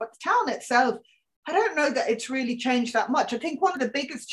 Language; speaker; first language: English; native; English